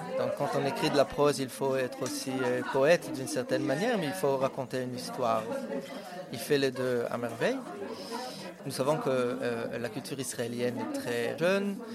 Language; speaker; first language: French; non-native, fluent; Hebrew